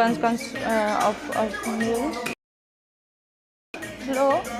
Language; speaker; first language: German; non-native, learner; Kikuyu